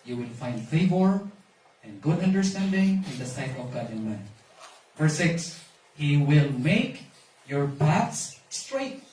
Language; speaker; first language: English; non-native, local second language; Filipino